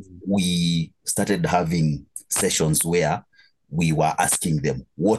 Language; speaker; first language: English; non-native, local second language; Kikuyu